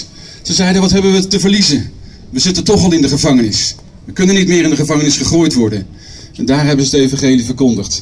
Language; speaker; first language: Dutch; native; Dutch